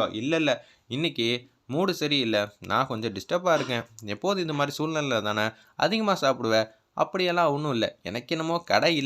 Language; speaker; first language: Tamil; native; Tamil